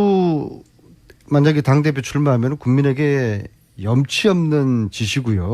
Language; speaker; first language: Korean; native; Korean